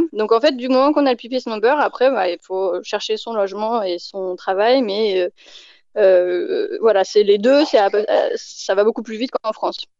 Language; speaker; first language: French; native; French